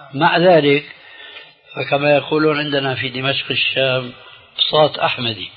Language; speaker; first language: Arabic; early bilingual, other home language; Albanian